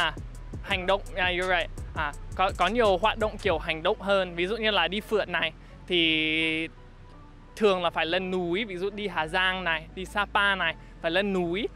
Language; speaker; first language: Vietnamese; non-native, fluent; English